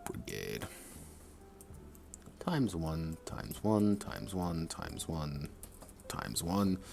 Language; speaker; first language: English; native; English